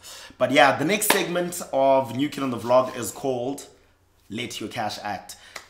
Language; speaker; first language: English; non-native, local second language; Xhosa